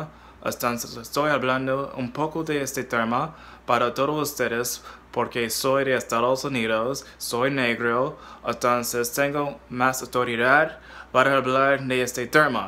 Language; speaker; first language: Spanish; non-native, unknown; English